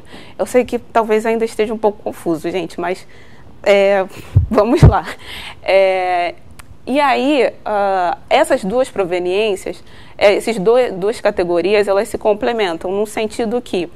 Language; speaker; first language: Portuguese; native; Portuguese